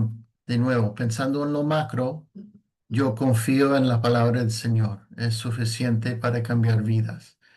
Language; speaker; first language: Spanish; non-native, fluent; English